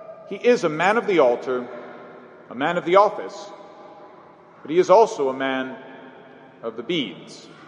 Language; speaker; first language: English; native; English